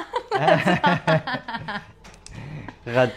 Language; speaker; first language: French; native; French